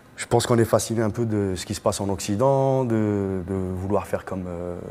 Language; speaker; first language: French; non-native, local second language; Arabic